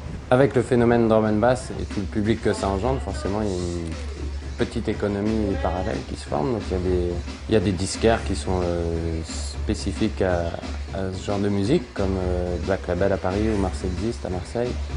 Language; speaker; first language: French; native; French